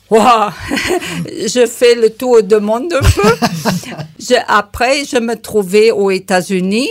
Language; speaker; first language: French; non-native, learner; German